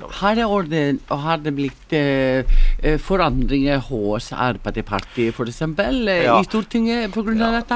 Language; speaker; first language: Norwegian; non-native, learner; Icelandic